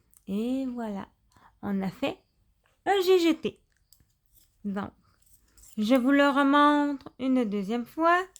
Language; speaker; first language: French; native; French